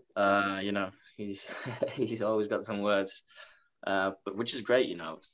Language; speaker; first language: English; non-native, fluent; Norwegian